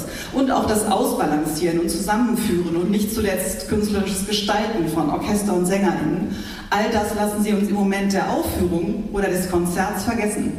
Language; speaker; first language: German; native; German